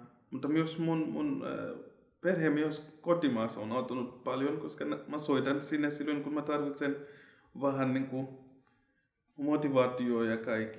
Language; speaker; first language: Finnish; non-native, fluent; Shona